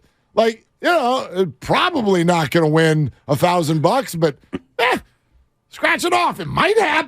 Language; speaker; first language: English; native; English